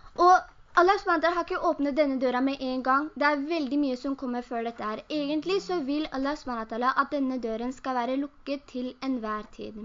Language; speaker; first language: Norwegian; early bilingual, other home language; Urdu